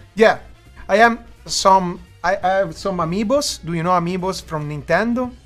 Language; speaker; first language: English; non-native, learner; Italian